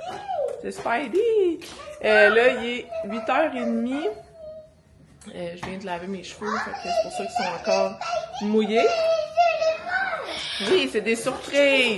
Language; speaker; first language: French; native; French